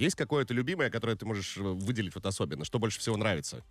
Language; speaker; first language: Russian; native; Russian